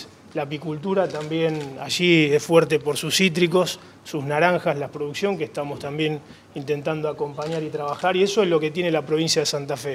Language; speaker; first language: Spanish; native; Spanish